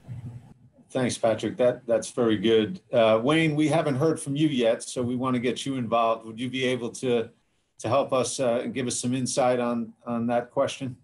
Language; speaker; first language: English; native; English